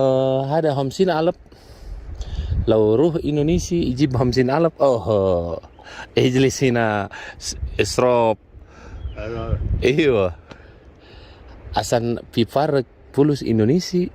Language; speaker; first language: Arabic; non-native, learner; Indonesian